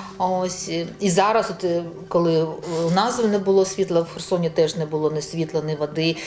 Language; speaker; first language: Ukrainian; non-native, local second language; Russian